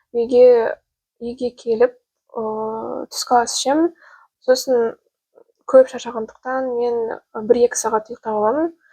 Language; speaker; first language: Kazakh; non-native, local second language; Russian